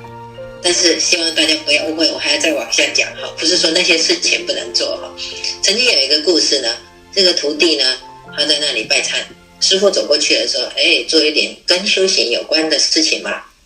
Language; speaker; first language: Chinese; native; Chinese